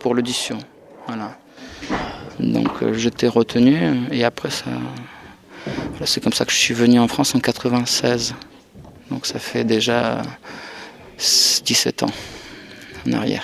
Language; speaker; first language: French; non-native, fluent; Russian